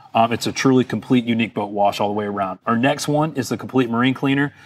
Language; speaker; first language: English; native; English